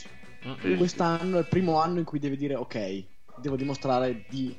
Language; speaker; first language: Italian; native; Italian